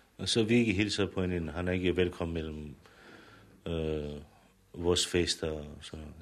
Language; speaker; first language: Danish; non-native, fluent; Romany